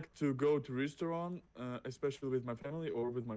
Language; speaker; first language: English; non-native, learner; Russian